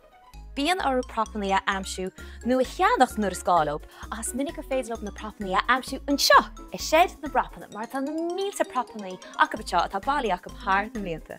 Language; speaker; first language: Irish; native; Irish